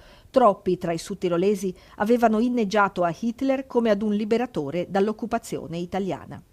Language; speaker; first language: Italian; native; Italian